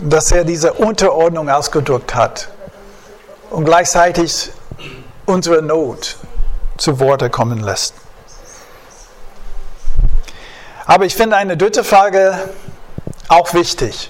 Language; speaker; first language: German; non-native, fluent; English